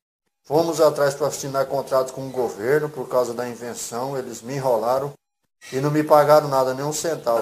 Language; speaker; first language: Portuguese; native; Portuguese